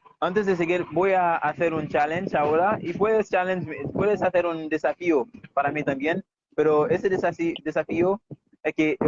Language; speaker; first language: Spanish; non-native, fluent; Haitian Creole